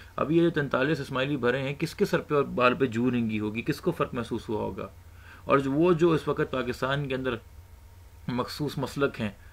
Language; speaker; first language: Urdu; native; Urdu